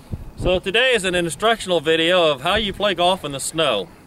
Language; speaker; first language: English; native; English